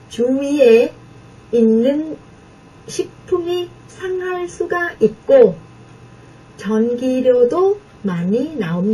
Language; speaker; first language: Korean; non-native, fluent; Vietnamese